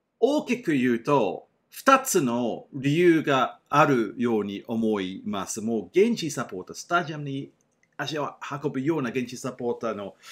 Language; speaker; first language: Japanese; non-native, fluent; English